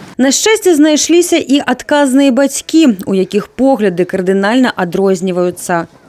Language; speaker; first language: Belarusian; native; Belarusian